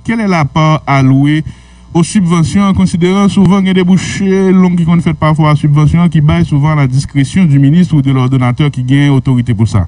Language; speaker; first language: French; non-native, local second language; Haitian Creole